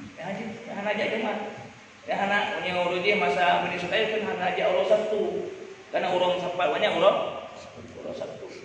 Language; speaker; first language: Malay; non-native, local second language; Achinese